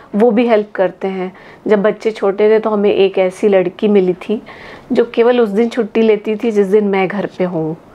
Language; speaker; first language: Hindi; native; Hindi